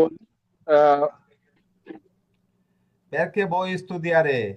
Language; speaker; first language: Italian; non-native, learner; Bangla